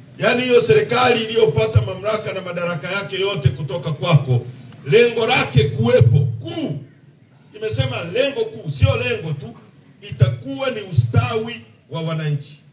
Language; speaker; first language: Swahili; native; Swahili